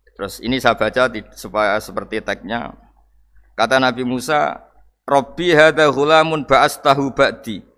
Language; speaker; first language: Indonesian; non-native, local second language; Javanese